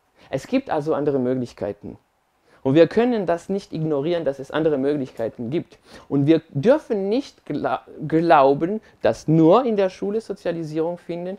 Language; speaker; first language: German; non-native, fluent; French